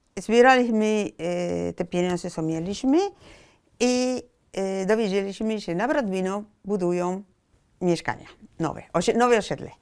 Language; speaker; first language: Polish; non-native, fluent; Spanish